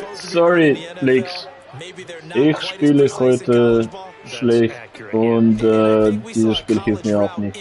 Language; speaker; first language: German; non-native, learner; Russian